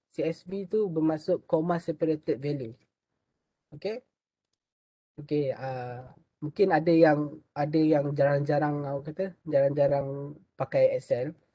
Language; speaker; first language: Malay; native; Malay